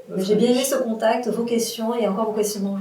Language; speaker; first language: French; native; French